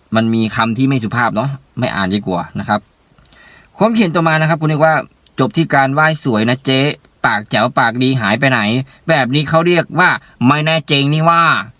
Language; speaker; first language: Thai; native; Thai